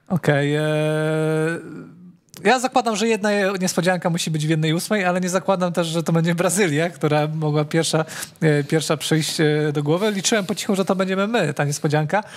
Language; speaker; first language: Polish; native; Polish